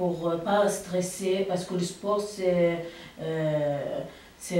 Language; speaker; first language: French; non-native, learner; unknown